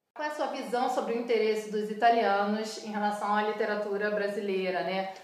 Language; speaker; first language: Portuguese; native; Portuguese